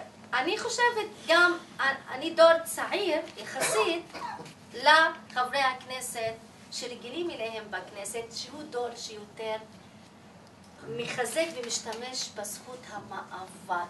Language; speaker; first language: Hebrew; non-native, local second language; Arabic